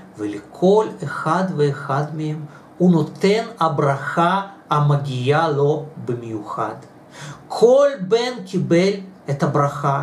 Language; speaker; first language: Hebrew; non-native, fluent; Russian